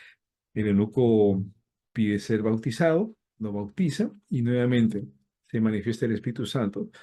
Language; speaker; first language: Spanish; native; Spanish